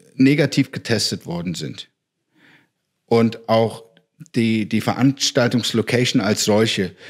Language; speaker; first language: German; native; German